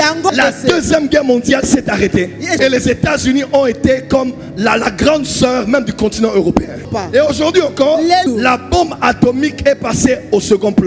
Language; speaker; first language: French; non-native, local second language; Lingala